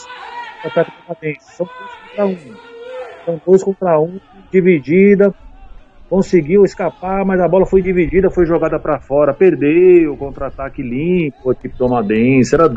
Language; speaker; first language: Portuguese; native; Portuguese